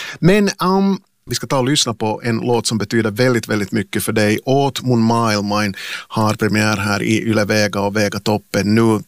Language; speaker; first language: Swedish; native; Swedish